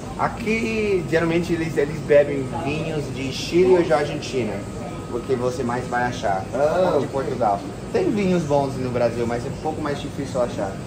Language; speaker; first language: Portuguese; non-native, fluent; English